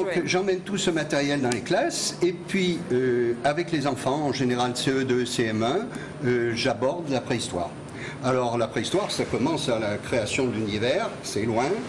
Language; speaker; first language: French; native; French